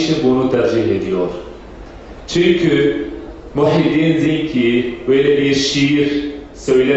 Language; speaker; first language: Turkish; non-native, fluent; Arabic